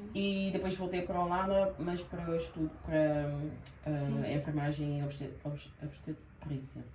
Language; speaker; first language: Portuguese; early bilingual, heritage; Portuguese